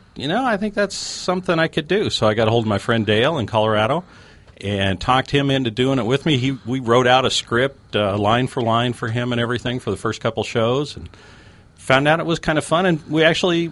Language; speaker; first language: English; native; English